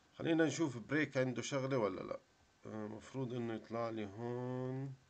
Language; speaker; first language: Arabic; native; Arabic